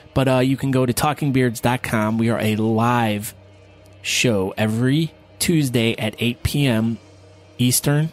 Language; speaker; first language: English; native; English